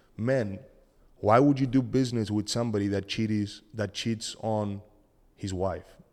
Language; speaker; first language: English; non-native, fluent; Spanish